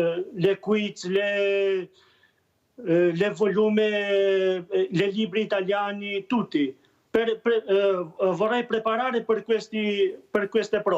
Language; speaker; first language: Italian; non-native, learner; Albanian